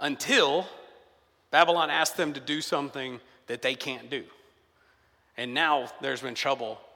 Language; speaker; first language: English; native; English